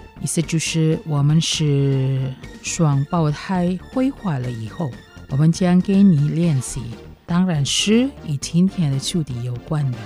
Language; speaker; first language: Chinese; non-native, fluent; Indonesian